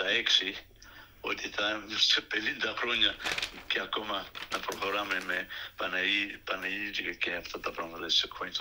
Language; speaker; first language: Greek; early bilingual, heritage; Greek